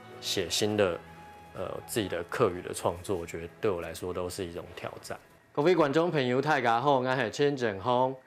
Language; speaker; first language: Chinese; non-native, local second language; Hakka Chinese